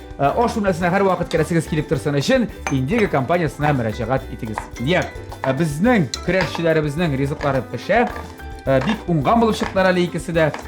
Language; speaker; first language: Tatar; native; Tatar